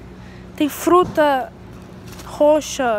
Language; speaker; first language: Portuguese; early bilingual, heritage; Portuguese